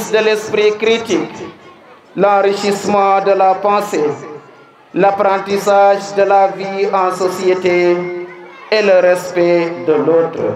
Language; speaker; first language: French; non-native, local second language; Serer